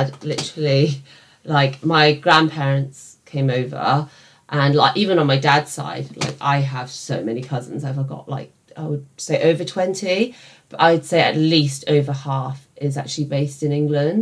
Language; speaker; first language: English; native; English